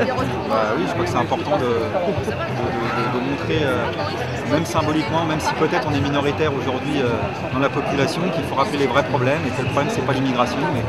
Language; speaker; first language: French; native; French